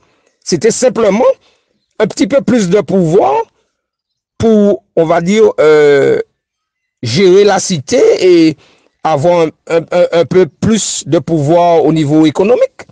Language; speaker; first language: French; native; French